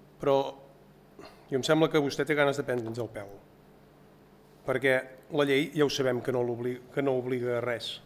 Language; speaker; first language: Catalan; native; Catalan